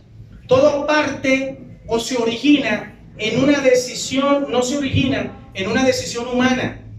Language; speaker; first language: Spanish; native; Spanish